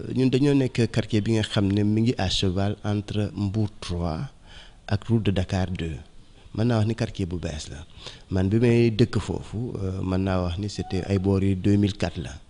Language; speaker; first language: Wolof; non-native, local second language; Mandingo